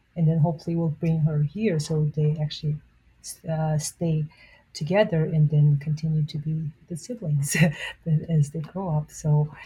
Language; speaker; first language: English; non-native, fluent; Mongolian